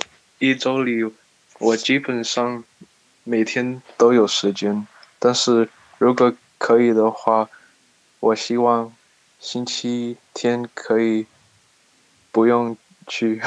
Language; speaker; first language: Chinese; early bilingual, heritage; Chinese